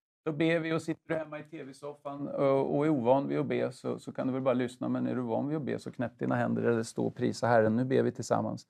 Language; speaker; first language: Swedish; native; Swedish